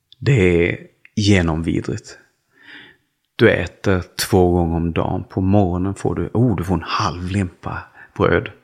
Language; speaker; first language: Swedish; native; Swedish